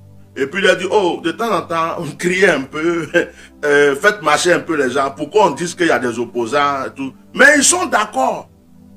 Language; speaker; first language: French; non-native, local second language; Baoulé